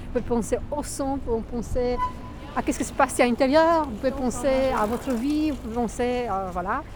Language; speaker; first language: French; non-native, fluent; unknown